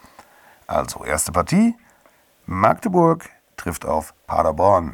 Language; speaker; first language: German; native; German